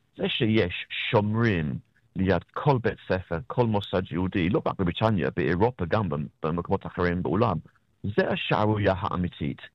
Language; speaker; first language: Hebrew; non-native, fluent; English